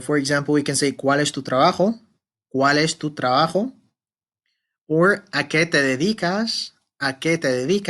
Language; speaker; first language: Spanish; non-native, fluent; Arabic